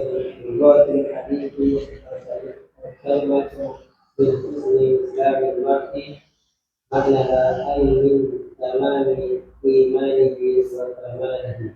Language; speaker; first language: Arabic; non-native, learner; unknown